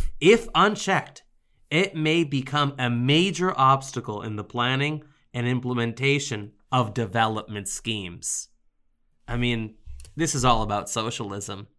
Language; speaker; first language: English; native; English